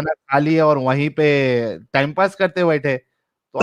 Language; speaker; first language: Hindi; native; Hindi